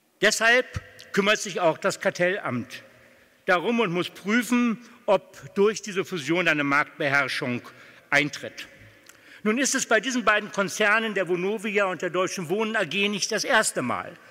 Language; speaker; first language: German; native; German